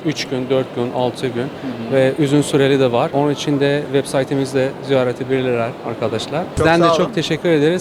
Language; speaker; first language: Turkish; non-native, learner; Persian